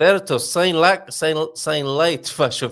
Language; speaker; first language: Portuguese; non-native, learner; English